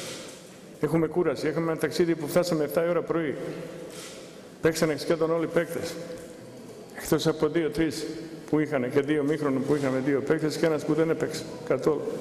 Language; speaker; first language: Greek; non-native, fluent; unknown